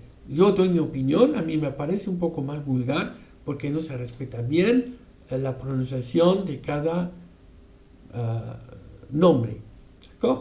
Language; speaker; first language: Spanish; non-native, fluent; French